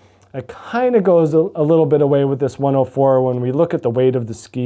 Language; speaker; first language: English; native; English